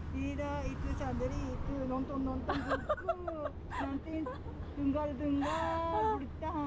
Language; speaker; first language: Indonesian; non-native, learner; Japanese